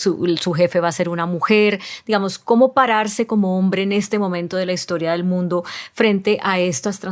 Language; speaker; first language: Spanish; native; Spanish